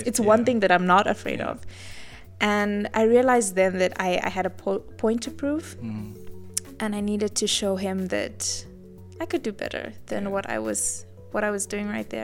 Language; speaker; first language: English; native; English